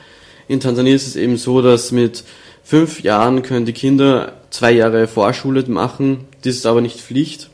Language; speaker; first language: German; native; German